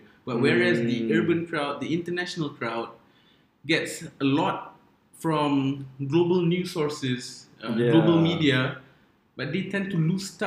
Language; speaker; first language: English; non-native, local second language; Malay